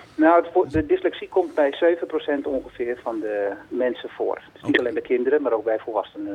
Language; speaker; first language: Dutch; native; Dutch